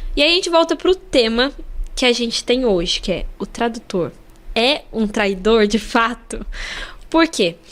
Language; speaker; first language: Portuguese; native; Portuguese